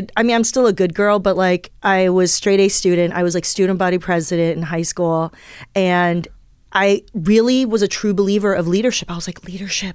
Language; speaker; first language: English; early bilingual, other home language; Chinese